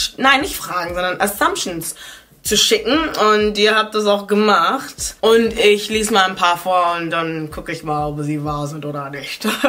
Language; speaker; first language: German; early bilingual, other home language; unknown